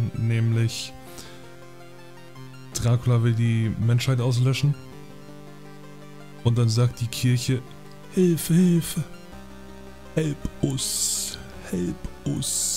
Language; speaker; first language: German; native; German